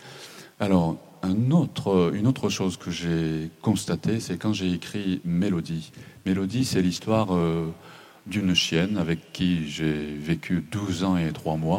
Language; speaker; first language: French; non-native, fluent; Japanese